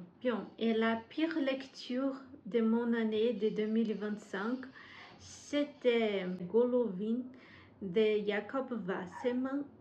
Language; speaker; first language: French; non-native, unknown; Portuguese